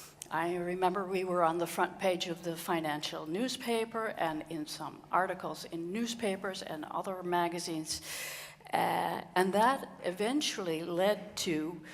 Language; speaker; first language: English; non-native, fluent; Dutch